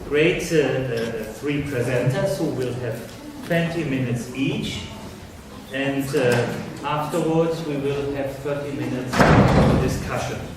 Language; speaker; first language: English; non-native, fluent; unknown